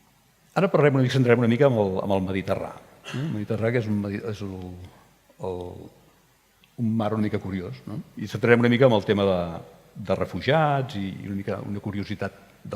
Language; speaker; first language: Catalan; native; Catalan